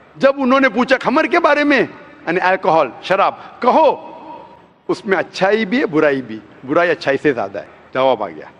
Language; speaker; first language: Hindi; non-native, local second language; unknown